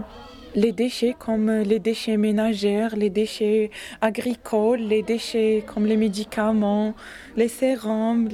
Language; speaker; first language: French; non-native, learner; Arabic